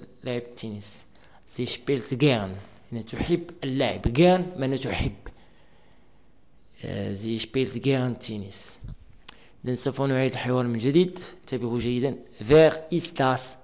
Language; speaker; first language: German; non-native, learner; Arabic